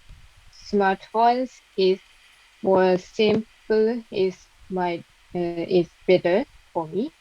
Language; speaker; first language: English; non-native, learner; Japanese